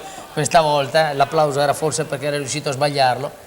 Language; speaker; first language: Italian; native; Italian